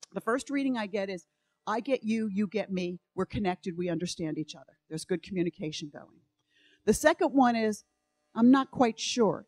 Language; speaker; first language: English; native; English